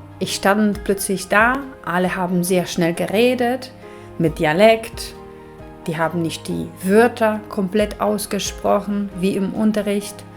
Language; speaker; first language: German; non-native, fluent; Polish